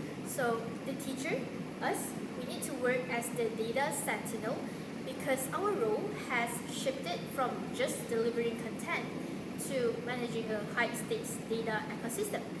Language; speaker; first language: English; non-native, local second language; Malay